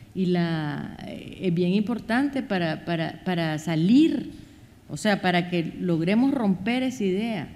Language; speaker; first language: Spanish; native; Spanish